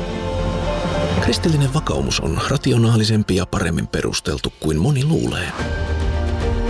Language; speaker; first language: Finnish; native; Finnish